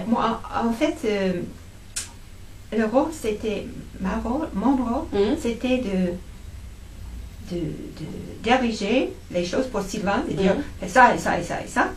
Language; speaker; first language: French; non-native, fluent; English